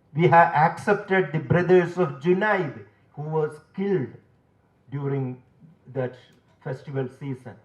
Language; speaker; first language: English; non-native, local second language; Malayalam